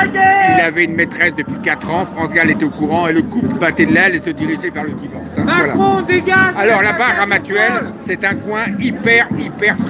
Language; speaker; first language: French; native; French